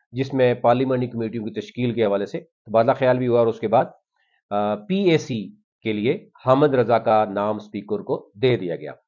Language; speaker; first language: Urdu; non-native, local second language; Punjabi